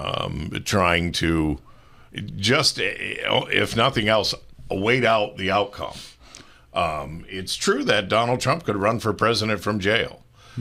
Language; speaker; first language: English; native; English